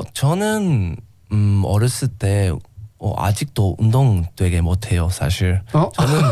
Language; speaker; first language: Korean; non-native, learner; English